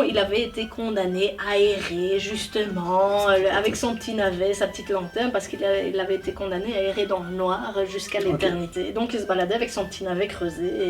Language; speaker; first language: French; native; French